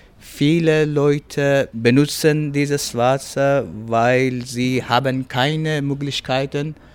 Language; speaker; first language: German; non-native, learner; Persian